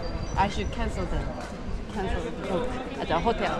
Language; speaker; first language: English; non-native, learner; Korean